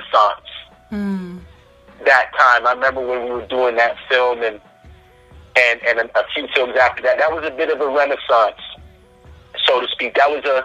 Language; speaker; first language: English; native; English